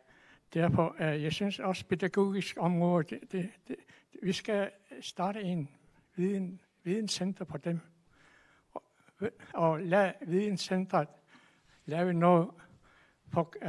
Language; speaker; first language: Danish; non-native, local second language; Kalaallisut